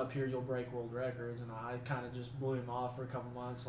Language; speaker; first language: English; native; English